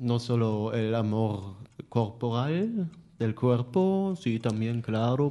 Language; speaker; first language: Spanish; non-native, learner; German